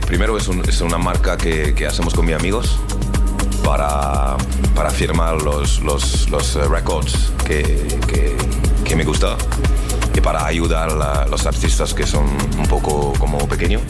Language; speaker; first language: Spanish; non-native, learner; French